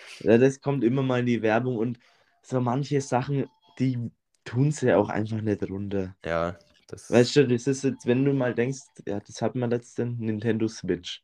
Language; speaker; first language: German; native; German